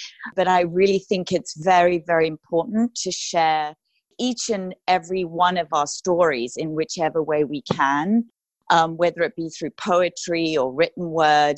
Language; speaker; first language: English; native; English